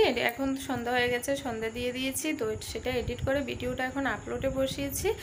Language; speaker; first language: Bangla; native; Bangla